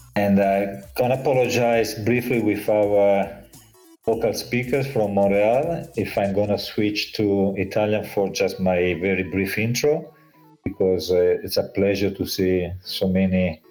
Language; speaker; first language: English; non-native, fluent; Italian